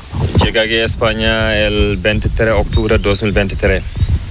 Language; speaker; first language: Spanish; non-native, learner; Fula